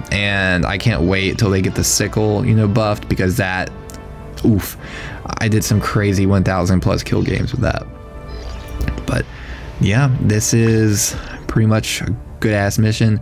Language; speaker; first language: English; native; English